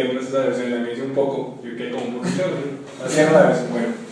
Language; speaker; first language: Spanish; native; Spanish